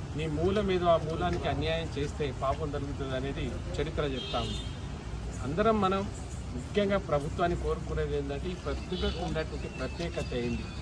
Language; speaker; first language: Telugu; non-native, local second language; Lambadi